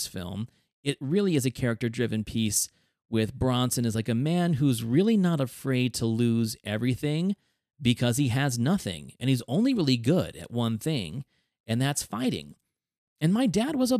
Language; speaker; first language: English; native; English